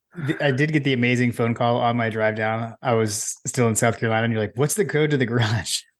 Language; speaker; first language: English; native; English